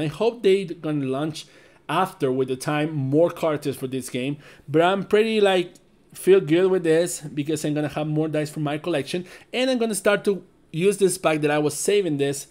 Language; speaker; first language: English; non-native, learner; Spanish